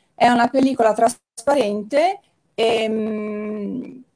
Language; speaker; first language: Italian; native; Italian